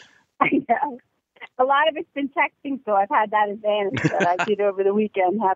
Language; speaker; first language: English; native; English